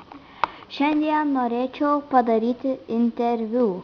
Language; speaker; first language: Lithuanian; native; Lithuanian